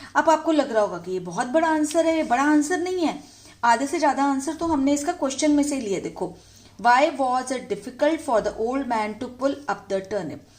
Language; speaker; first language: Hindi; native; Hindi